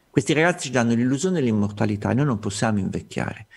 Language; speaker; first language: Italian; native; Italian